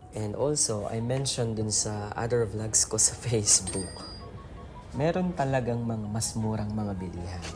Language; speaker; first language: Filipino; non-native, local second language; Iloko